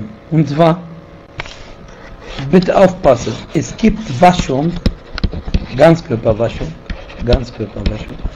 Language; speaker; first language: German; non-native, fluent; Arabic